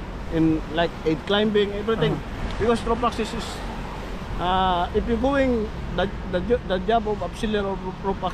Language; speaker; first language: English; non-native, learner; Filipino